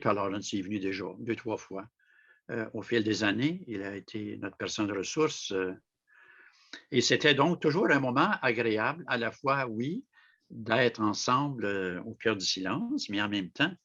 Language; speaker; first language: French; native; French